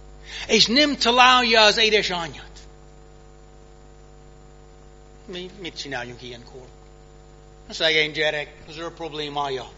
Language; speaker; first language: Hungarian; non-native, fluent; English